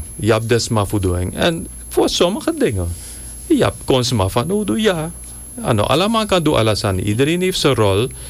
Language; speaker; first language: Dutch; native; Dutch